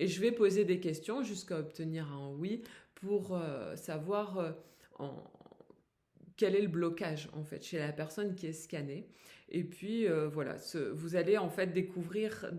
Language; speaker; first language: French; native; French